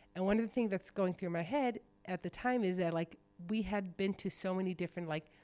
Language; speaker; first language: English; native; English